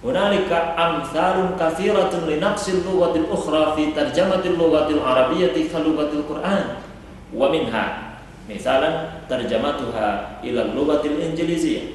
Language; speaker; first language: Arabic; non-native, fluent; Indonesian